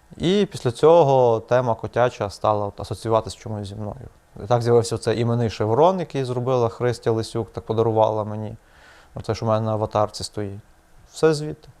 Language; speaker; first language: Ukrainian; native; Ukrainian